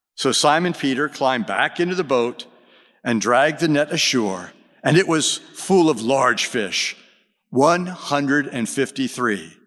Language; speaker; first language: English; native; English